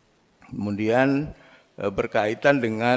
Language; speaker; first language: Indonesian; native; Indonesian